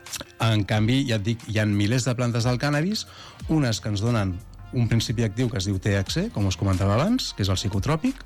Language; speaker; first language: Catalan; native; Catalan